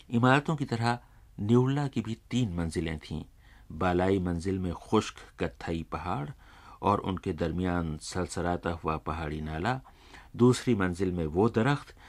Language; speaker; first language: Urdu; native; Urdu